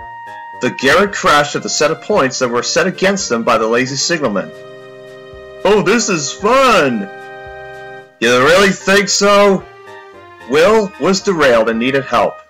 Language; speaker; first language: English; native; English